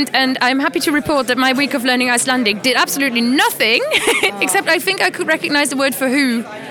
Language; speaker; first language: English; non-native, fluent; German